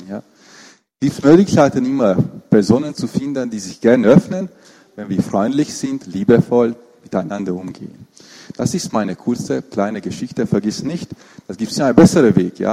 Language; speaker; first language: German; non-native, fluent; Romanian